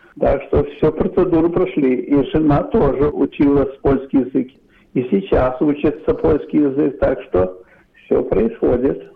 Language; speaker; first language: Russian; non-native, local second language; Polish